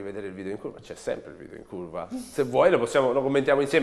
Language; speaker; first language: Italian; native; Italian